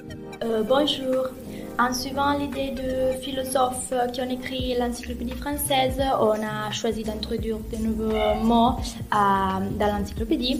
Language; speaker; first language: French; non-native, learner; Italian